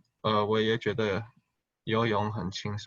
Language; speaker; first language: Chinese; early bilingual, heritage; Chinese